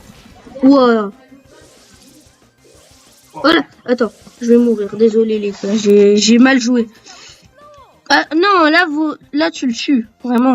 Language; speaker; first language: French; native; French